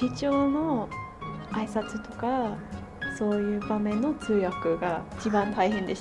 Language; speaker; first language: Japanese; non-native, fluent; English